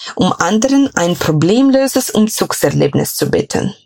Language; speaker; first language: German; non-native, fluent; Ukrainian